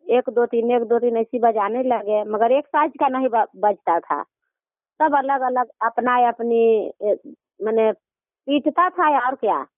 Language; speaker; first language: Hindi; native; Hindi